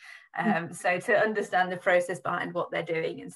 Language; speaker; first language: English; native; English